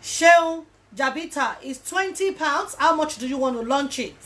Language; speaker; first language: English; non-native, local second language; Yoruba